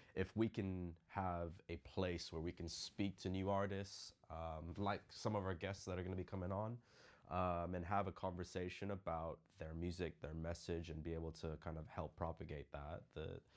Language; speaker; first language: English; non-native, local second language; Filipino